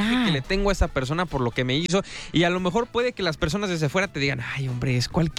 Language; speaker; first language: Spanish; native; Spanish